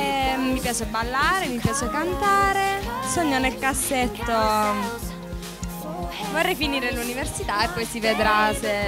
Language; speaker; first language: Italian; early bilingual, other home language; Croatian